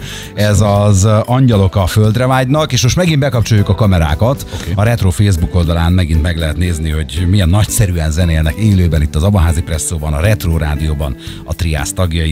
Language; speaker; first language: Hungarian; native; Hungarian